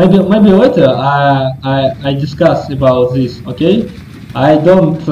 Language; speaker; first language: English; non-native, learner; Russian